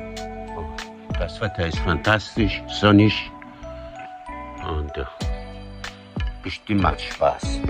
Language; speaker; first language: German; non-native, fluent; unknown